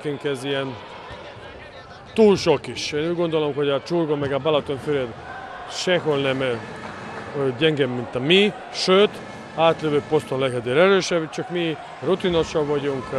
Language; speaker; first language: Hungarian; non-native, learner; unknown